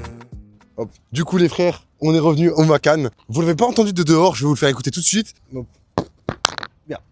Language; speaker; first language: French; native; French